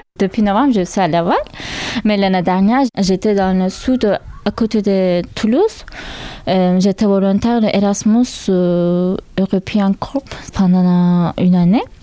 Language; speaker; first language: French; non-native, learner; Turkish